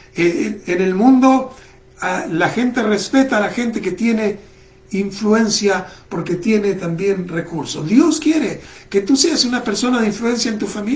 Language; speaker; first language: Spanish; native; Spanish